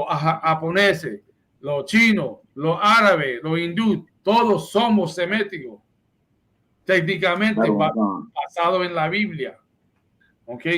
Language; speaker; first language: Spanish; early bilingual, heritage; Spanish